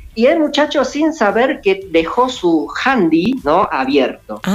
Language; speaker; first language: Spanish; early bilingual, other home language; Chinese